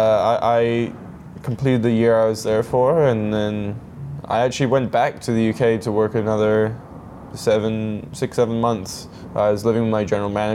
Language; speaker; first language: English; native; English